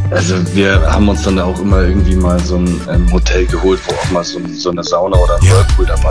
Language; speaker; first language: German; native; German